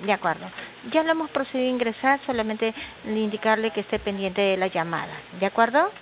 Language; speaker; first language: Spanish; native; Spanish